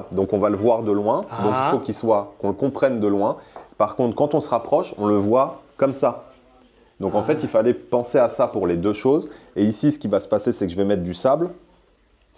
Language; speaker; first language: French; native; French